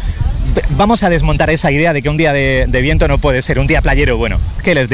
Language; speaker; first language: Spanish; native; Spanish